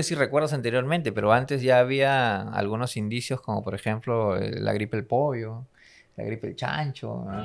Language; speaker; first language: Spanish; native; Spanish